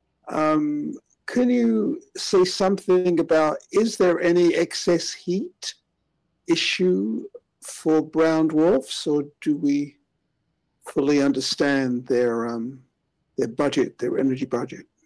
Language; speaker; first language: English; native; English